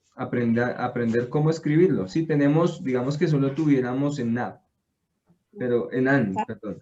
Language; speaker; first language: Spanish; native; Spanish